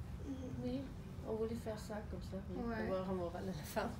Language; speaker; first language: French; non-native, fluent; German